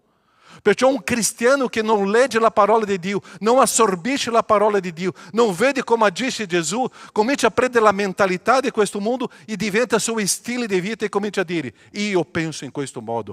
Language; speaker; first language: Italian; non-native, fluent; Portuguese